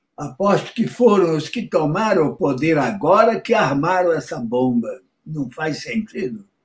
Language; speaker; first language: Portuguese; native; Portuguese